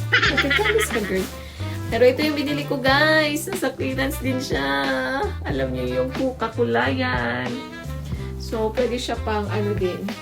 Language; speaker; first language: Filipino; native; Filipino